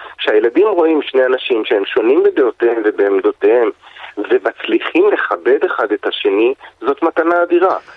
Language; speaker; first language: Hebrew; native; Hebrew